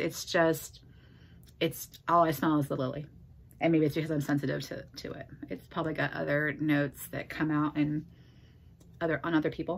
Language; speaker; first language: English; native; English